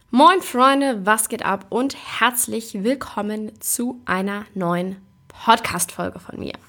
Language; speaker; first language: German; native; German